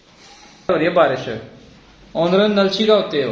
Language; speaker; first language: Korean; non-native, fluent; Punjabi